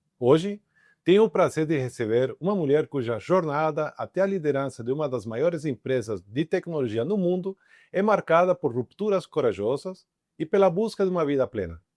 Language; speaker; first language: Portuguese; native; Portuguese